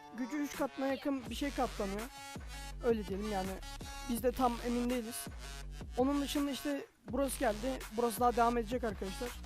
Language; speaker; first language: Turkish; native; Turkish